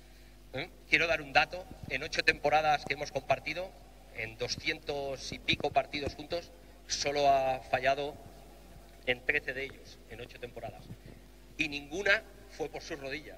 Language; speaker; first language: Spanish; native; Spanish